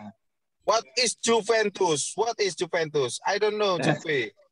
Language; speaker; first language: English; non-native, learner; Indonesian